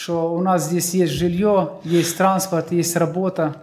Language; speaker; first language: Polish; non-native, learner; Russian